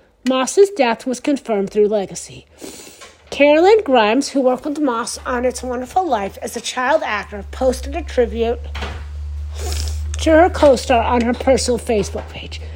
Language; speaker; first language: English; native; English